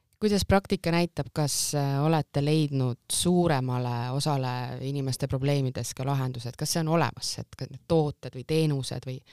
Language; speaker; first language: Estonian; native; Estonian